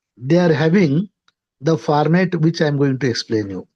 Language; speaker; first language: English; non-native, local second language; Marathi